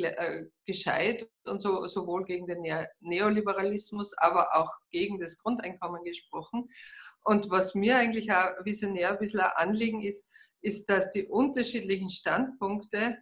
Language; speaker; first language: German; native; German